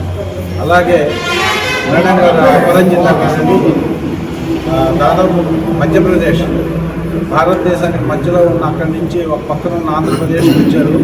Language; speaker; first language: Telugu; native; Telugu